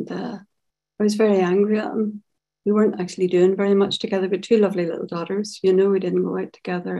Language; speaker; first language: English; native; English